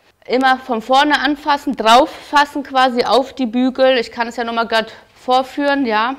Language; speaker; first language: German; native; German